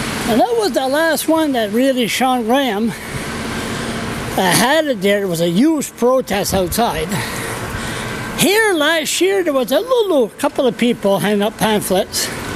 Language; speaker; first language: English; non-native, local second language; French